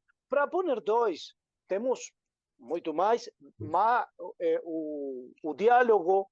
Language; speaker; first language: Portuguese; non-native, learner; Spanish